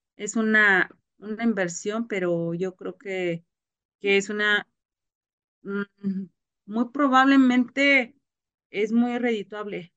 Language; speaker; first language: Spanish; native; Spanish